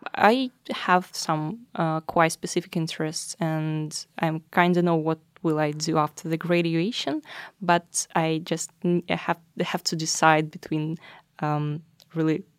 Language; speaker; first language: English; non-native, fluent; Russian